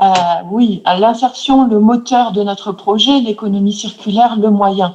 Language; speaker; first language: French; native; French